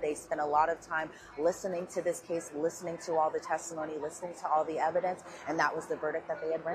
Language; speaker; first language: English; native; English